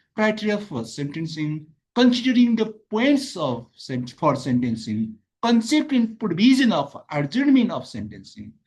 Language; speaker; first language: English; non-native, local second language; Nepali